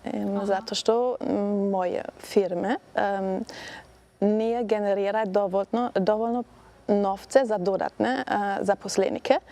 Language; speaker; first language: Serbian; non-native, learner; German